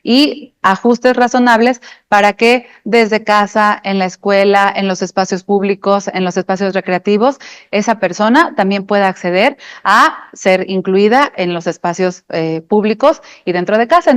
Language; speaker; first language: Spanish; native; Spanish